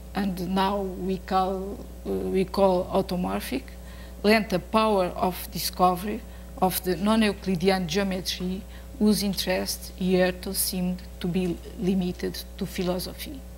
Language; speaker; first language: English; non-native, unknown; Portuguese